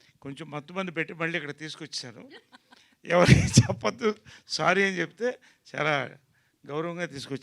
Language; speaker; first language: Telugu; native; Telugu